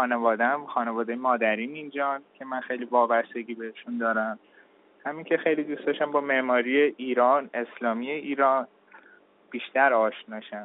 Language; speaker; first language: Persian; early bilingual, heritage; Persian